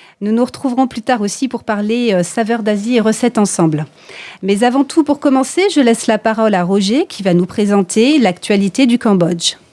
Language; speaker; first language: French; native; French